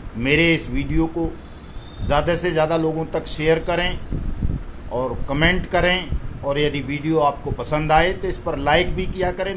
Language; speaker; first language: Hindi; native; Hindi